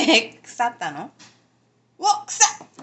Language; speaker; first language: Japanese; native; Japanese